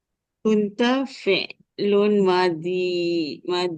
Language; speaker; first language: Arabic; non-native, learner; Malay